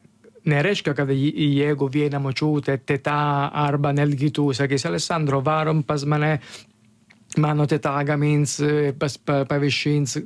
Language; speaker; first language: Lithuanian; non-native, learner; Italian